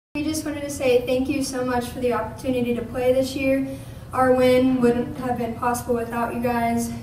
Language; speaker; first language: English; native; English